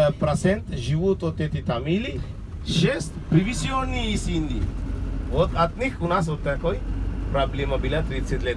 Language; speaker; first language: Russian; non-native, learner; Sinhala